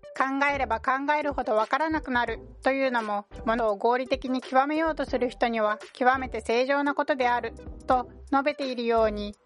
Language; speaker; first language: Japanese; early bilingual, heritage; Japanese